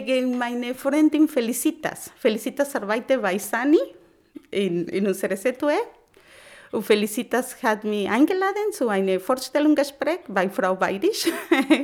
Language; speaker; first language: German; non-native, learner; Spanish